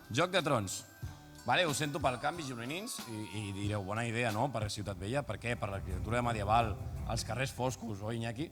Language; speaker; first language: Catalan; native; Catalan